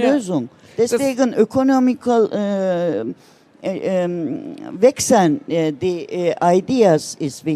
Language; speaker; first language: German; non-native, learner; Turkish